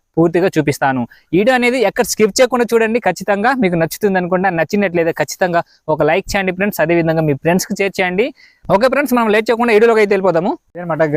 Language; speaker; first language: Telugu; native; Telugu